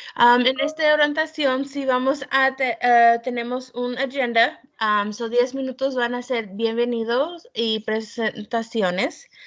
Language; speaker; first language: Spanish; early bilingual, heritage; Spanish